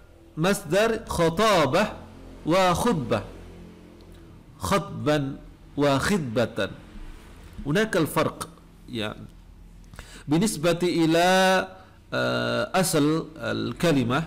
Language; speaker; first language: Arabic; non-native, fluent; Indonesian